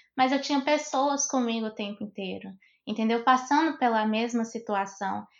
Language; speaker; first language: Portuguese; native; Portuguese